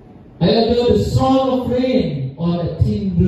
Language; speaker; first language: English; non-native, learner; Indonesian